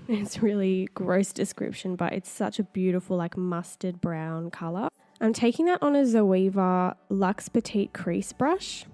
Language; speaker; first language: English; native; English